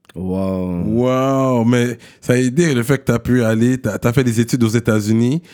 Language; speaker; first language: French; native; French